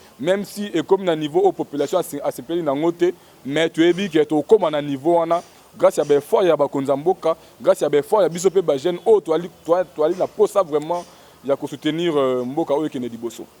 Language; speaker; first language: Lingala; native; Lingala